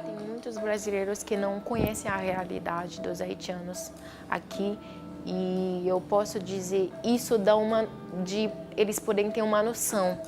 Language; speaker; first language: Portuguese; non-native, fluent; Haitian Creole